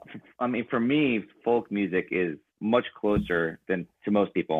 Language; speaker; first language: English; early bilingual, other home language; Ukrainian